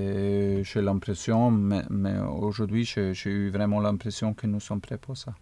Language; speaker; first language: French; non-native, fluent; German